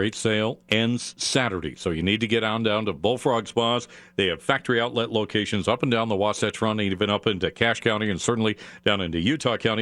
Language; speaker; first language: English; native; English